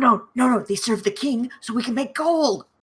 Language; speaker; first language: English; native; English